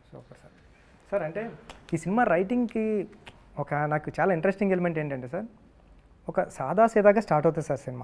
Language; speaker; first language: Telugu; native; Telugu